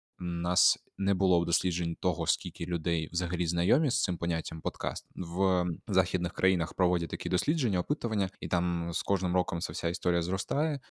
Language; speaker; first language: Ukrainian; non-native, local second language; Russian